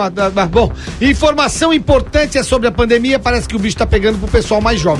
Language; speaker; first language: Portuguese; native; Portuguese